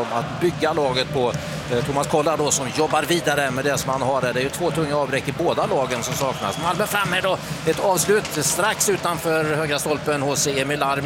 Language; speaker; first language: Swedish; native; Swedish